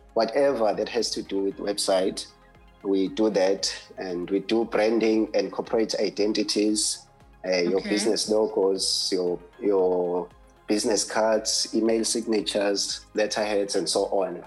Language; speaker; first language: English; non-native, local second language; Zulu